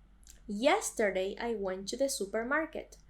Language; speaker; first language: English; non-native, fluent; Spanish